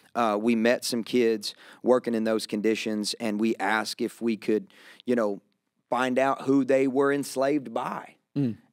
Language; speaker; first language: English; native; English